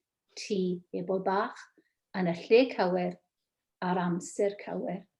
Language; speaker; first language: Welsh; non-native, local second language; English